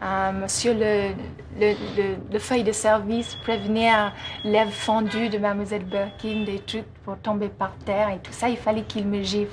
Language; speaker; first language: French; non-native, fluent; English